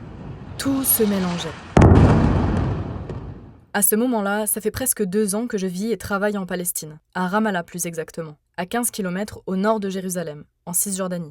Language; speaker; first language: French; native; French